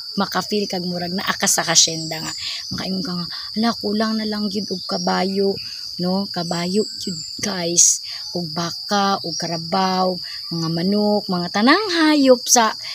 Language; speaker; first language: Cebuano; non-native, local second language; Hiligaynon